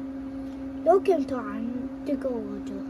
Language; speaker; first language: Korean; early bilingual, heritage; Korean